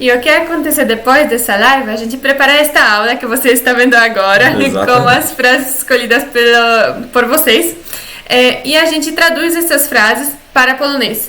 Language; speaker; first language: Portuguese; non-native, fluent; Polish